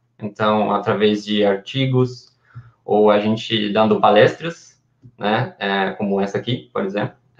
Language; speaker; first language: Portuguese; non-native, fluent; Spanish